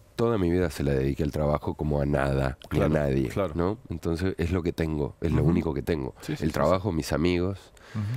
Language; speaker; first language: Spanish; native; Spanish